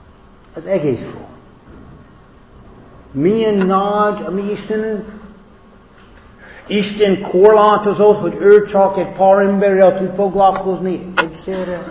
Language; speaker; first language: Hungarian; non-native, fluent; English